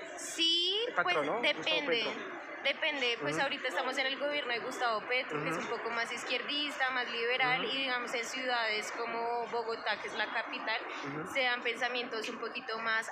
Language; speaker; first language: Spanish; native; Spanish